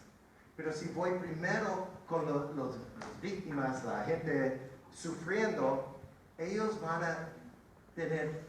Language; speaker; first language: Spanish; non-native, fluent; English